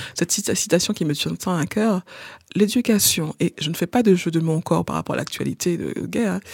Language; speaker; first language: French; non-native, local second language; Haitian Creole